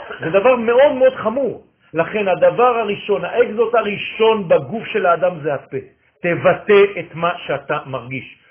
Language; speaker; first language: Hebrew; non-native, fluent; French